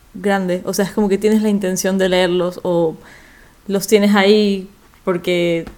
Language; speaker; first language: Spanish; native; Spanish